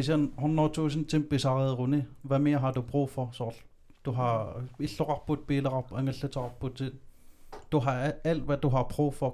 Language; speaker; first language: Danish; non-native, local second language; Kalaallisut